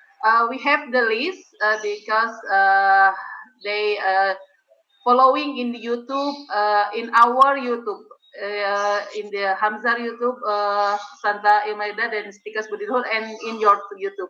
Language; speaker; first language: English; non-native, learner; Indonesian